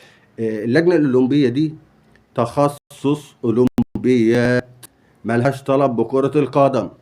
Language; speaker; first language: Arabic; native; Arabic